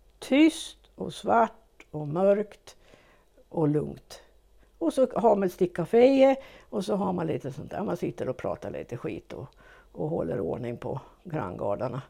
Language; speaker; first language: Swedish; native; Swedish